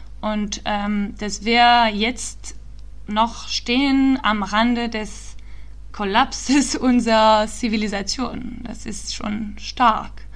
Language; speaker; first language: German; early bilingual, heritage; German